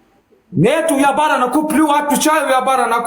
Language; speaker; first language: Russian; non-native, learner; Turkmen